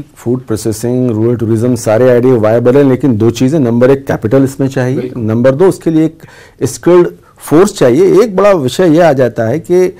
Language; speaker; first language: Hindi; native; Hindi